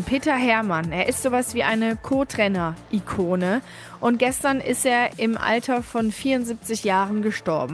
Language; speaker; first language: German; native; German